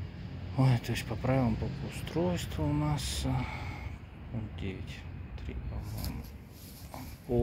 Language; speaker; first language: Russian; native; Russian